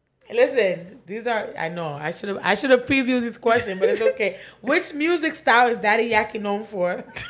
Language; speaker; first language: English; early bilingual, other home language; Spanish